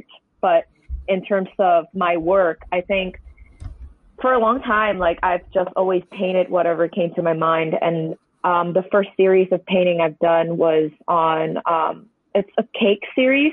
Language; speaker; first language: English; non-native, local second language; Cantonese